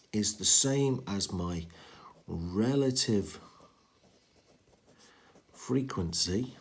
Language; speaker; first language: English; native; English